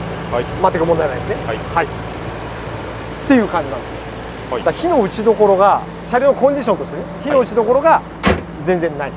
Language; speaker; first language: Japanese; native; Japanese